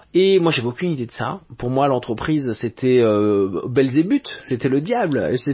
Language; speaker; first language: French; native; French